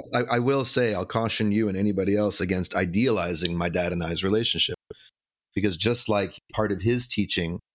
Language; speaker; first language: English; native; English